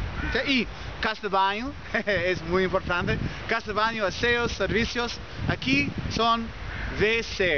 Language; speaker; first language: Spanish; non-native, learner; English